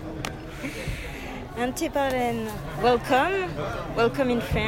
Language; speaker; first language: English; non-native, learner; French